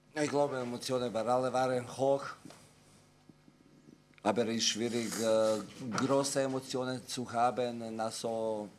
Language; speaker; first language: German; non-native, fluent; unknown